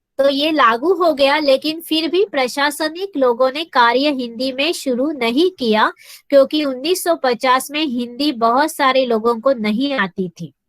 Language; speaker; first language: Hindi; non-native, local second language; Marathi